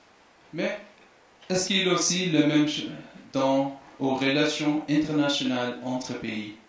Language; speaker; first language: French; non-native, fluent; Dutch